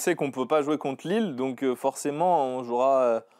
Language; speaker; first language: French; native; French